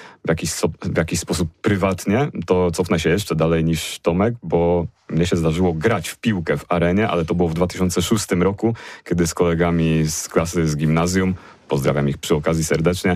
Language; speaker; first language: Polish; native; Polish